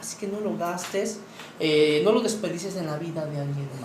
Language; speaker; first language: Spanish; native; Spanish